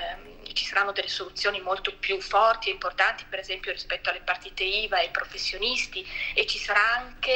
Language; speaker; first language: Italian; native; Italian